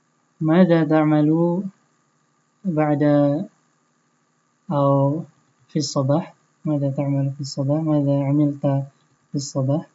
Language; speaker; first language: Arabic; non-native, fluent; Indonesian